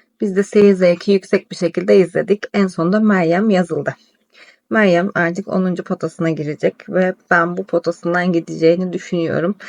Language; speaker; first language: Turkish; native; Turkish